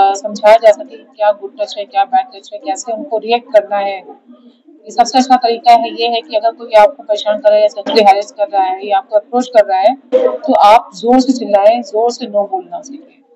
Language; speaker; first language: Hindi; native; Hindi